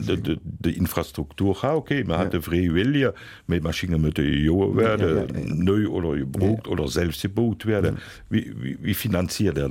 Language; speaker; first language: German; native; German